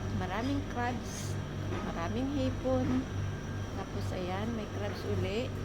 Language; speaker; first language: Filipino; non-native, local second language; Cebuano